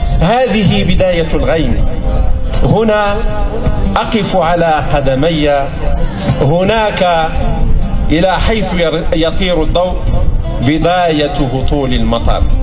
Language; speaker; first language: Arabic; non-native, local second language; Central Atlas Tamazight